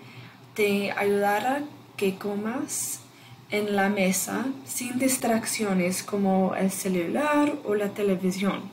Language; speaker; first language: Spanish; non-native, fluent; English